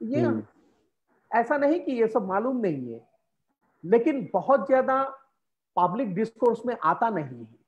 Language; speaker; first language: Hindi; non-native, local second language; Assamese